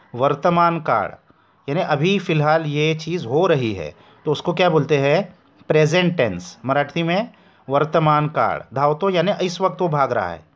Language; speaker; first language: Hindi; non-native, local second language; Marathi